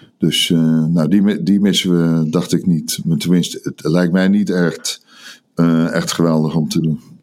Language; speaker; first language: Dutch; native; Dutch